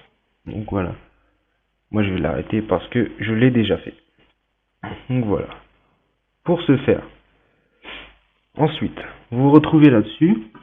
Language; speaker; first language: French; native; French